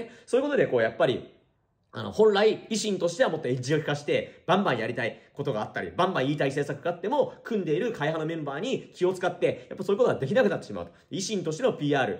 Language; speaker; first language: Japanese; native; Japanese